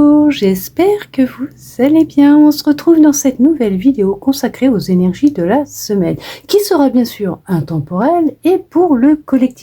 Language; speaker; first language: French; native; French